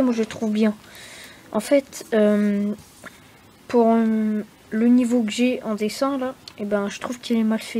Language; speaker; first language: French; native; French